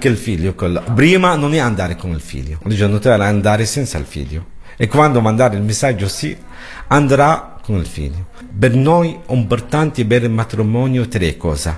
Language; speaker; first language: Italian; non-native, learner; Arabic